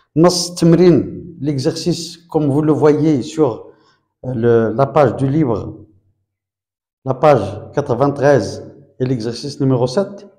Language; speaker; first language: French; non-native, local second language; Arabic